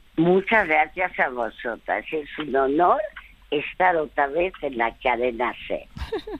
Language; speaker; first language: Spanish; early bilingual, other home language; French